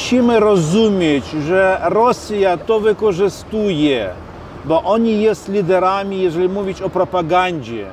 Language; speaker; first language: Polish; non-native, fluent; Ukrainian